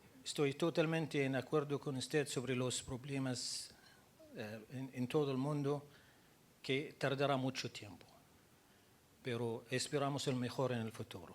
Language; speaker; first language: Spanish; non-native, learner; Arabic